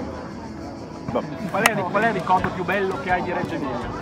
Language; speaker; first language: Italian; native; Italian